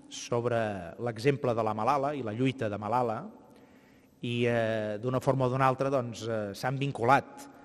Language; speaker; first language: Catalan; native; Catalan